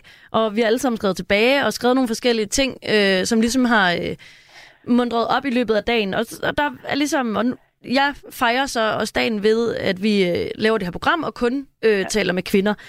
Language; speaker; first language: Danish; native; Danish